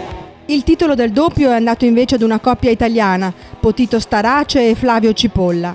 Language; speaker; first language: Italian; native; Italian